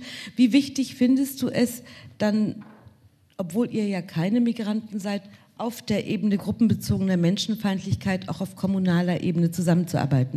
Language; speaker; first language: German; native; German